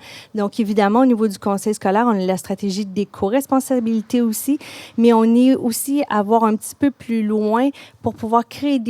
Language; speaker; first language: French; native; French